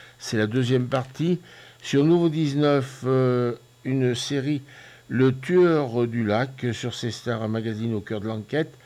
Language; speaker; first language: French; native; French